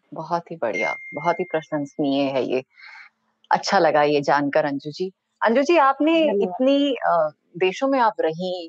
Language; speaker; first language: Hindi; native; Hindi